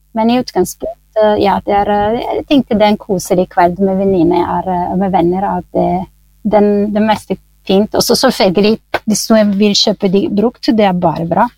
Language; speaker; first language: Norwegian; non-native, fluent; Italian